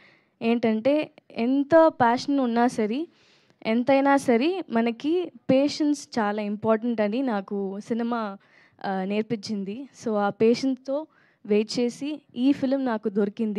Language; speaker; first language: Telugu; non-native, local second language; Tamil